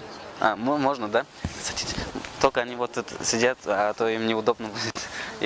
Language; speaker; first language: Russian; non-native, local second language; Tajik